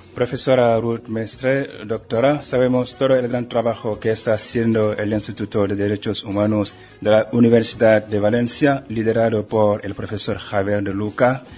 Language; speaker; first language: Spanish; non-native, fluent; Wolof